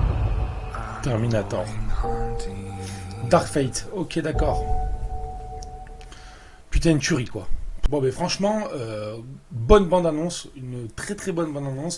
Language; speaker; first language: French; native; French